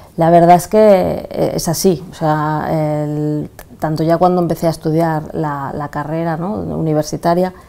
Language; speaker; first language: Spanish; native; Spanish